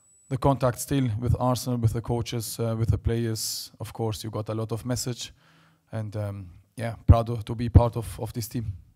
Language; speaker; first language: English; non-native, fluent; Albanian